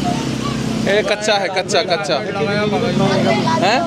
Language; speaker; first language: Hindi; non-native, learner; Bangla